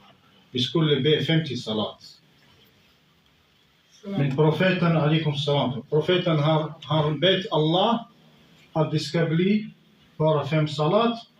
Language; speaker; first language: Swedish; non-native, fluent; Arabic